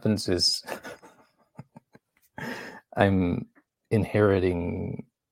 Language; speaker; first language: English; native; English